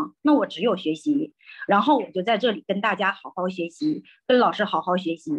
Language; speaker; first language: Chinese; native; Chinese